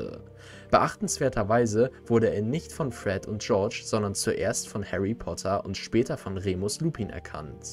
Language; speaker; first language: German; native; German